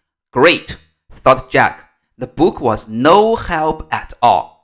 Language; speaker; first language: English; non-native, fluent; Chinese